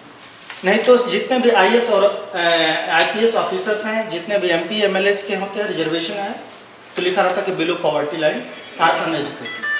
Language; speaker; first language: Hindi; native; Hindi